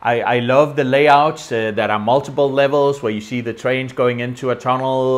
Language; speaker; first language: English; non-native, fluent; Danish